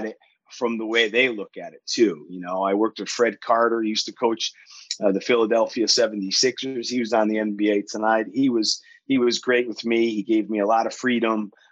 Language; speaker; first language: English; native; English